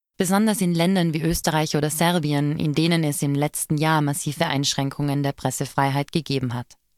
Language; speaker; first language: German; native; German